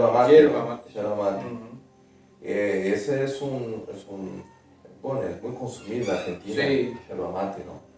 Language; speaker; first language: Spanish; non-native, fluent; Portuguese